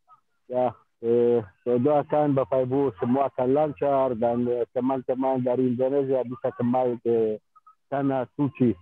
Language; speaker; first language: Indonesian; non-native, fluent; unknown